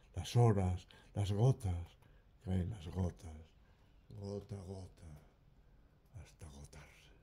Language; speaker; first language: Spanish; native; Spanish